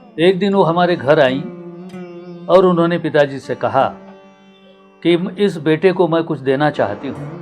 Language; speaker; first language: Hindi; non-native, local second language; Marathi